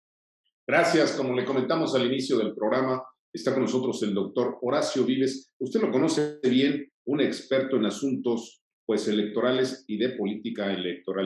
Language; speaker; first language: Spanish; native; Spanish